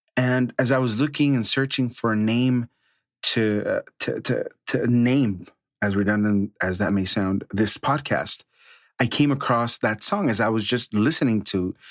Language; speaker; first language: English; early bilingual, other home language; Spanish